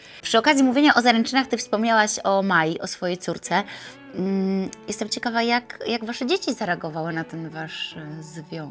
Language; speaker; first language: Polish; native; Polish